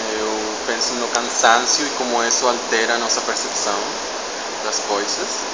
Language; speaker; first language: Portuguese; non-native, fluent; Spanish